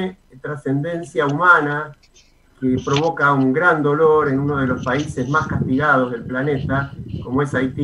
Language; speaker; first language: Spanish; native; Spanish